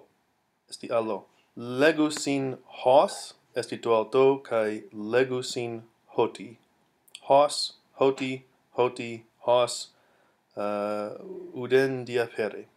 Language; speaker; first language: Greek; non-native, fluent; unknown